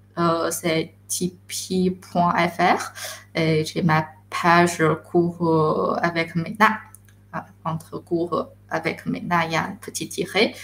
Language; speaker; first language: French; non-native, fluent; Chinese